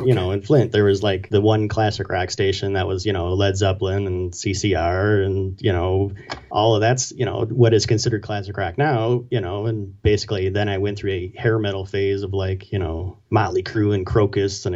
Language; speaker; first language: English; native; English